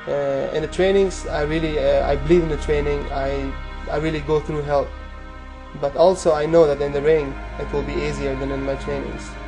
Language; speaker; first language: English; non-native, fluent; Persian